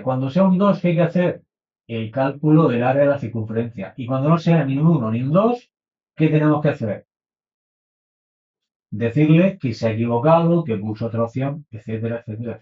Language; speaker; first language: Spanish; native; Spanish